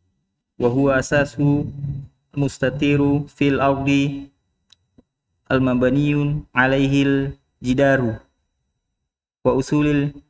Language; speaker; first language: Arabic; non-native, learner; Indonesian